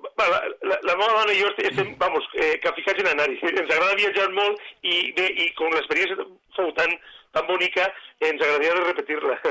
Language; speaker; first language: Catalan; non-native, local second language; Spanish